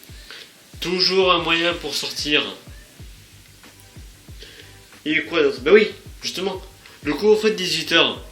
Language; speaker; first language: French; native; French